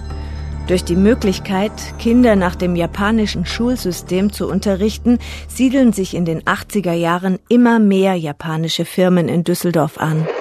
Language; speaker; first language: German; native; German